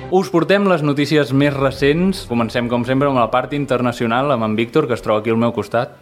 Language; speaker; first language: Catalan; native; Catalan